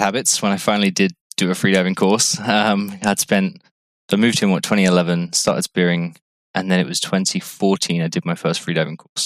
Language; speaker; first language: English; native; English